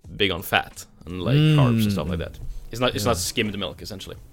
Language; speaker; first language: English; non-native, fluent; Norwegian